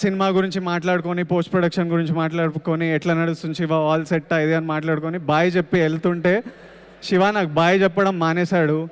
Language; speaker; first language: Telugu; native; Telugu